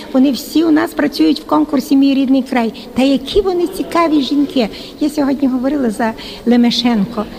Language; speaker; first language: Ukrainian; native; Ukrainian